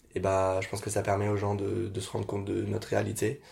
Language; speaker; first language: French; native; French